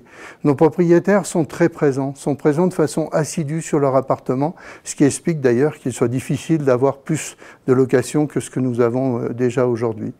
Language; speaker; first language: French; native; French